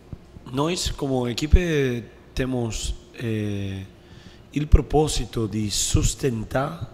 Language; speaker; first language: Portuguese; non-native, learner; Spanish